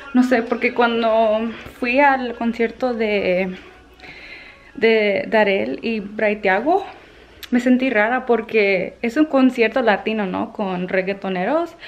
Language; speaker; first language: Spanish; early bilingual, heritage; Spanish